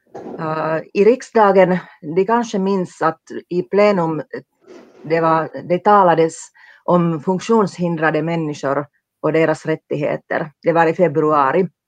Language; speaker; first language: Swedish; non-native, local second language; Finnish